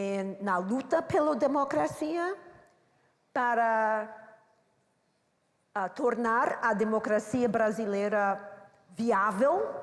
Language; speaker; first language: Portuguese; non-native, learner; English